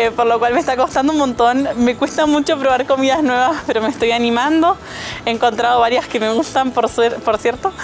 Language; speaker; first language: Spanish; native; Spanish